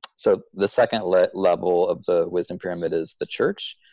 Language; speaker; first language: English; native; English